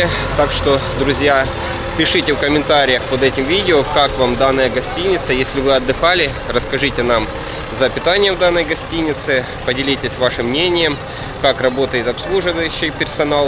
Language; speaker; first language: Russian; native; Russian